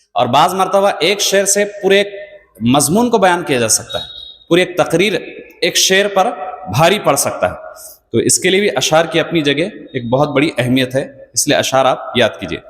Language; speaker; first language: Urdu; native; Urdu